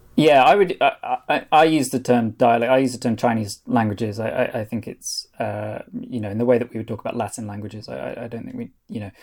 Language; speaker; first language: English; non-native, local second language; Welsh